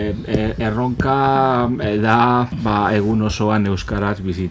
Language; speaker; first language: Basque; non-native, local second language; Spanish